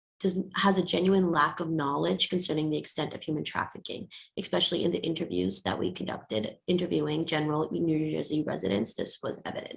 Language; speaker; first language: English; native; English